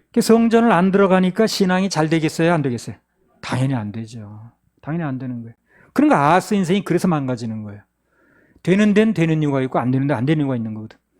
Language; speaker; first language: Korean; native; Korean